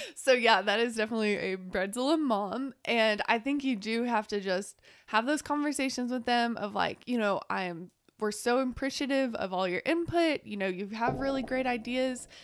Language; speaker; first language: English; native; English